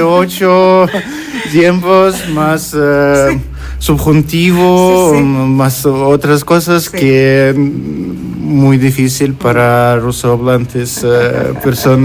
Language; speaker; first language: Spanish; non-native, learner; Russian